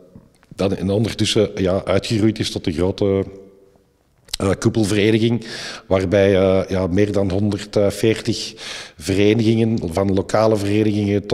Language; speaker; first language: Dutch; native; Dutch